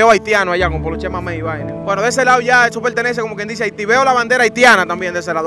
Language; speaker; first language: Spanish; native; Spanish